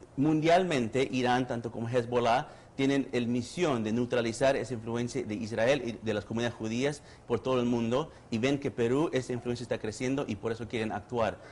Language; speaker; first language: Spanish; early bilingual, heritage; Spanish